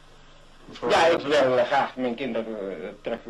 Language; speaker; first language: Dutch; non-native, local second language; Malay